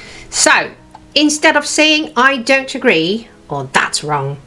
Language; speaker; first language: English; non-native, fluent; Cantonese